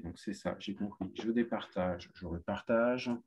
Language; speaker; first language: French; native; French